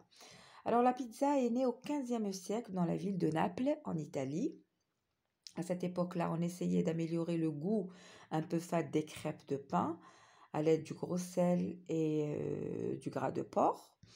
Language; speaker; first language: French; non-native, local second language; Arabic